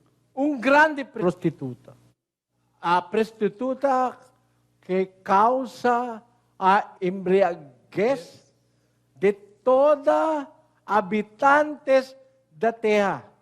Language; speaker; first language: Portuguese; non-native, learner; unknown